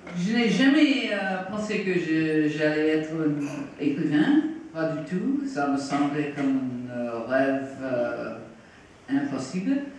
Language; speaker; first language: French; non-native, fluent; English